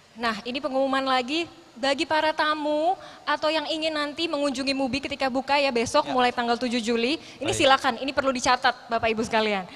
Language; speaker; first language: Indonesian; native; Indonesian